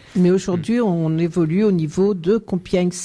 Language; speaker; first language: French; native; French